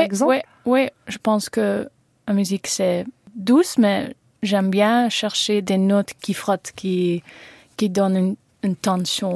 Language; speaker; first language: French; non-native, learner; Dutch